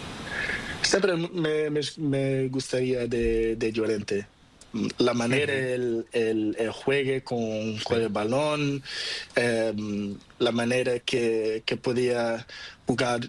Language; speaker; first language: Spanish; non-native, learner; Portuguese